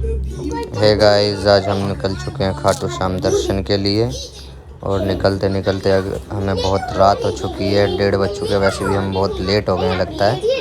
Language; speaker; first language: Hindi; native; Hindi